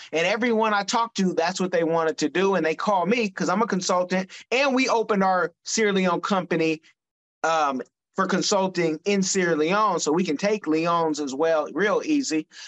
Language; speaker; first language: English; native; English